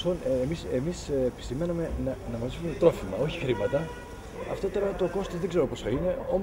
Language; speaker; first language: Greek; native; Greek